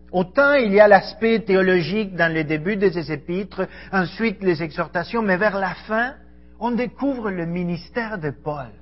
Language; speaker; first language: French; non-native, fluent; Spanish